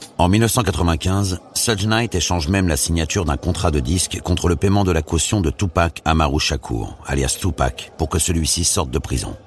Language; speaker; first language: French; native; French